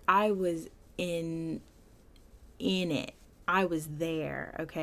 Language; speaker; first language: English; native; English